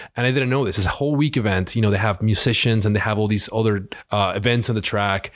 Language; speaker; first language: English; early bilingual, other home language; Spanish